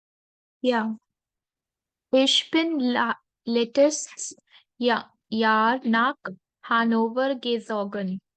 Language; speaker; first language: German; non-native, learner; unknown